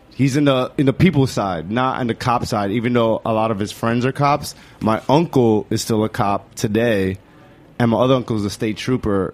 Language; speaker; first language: English; native; English